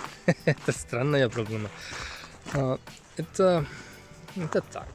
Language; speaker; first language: Russian; non-native, learner; Finnish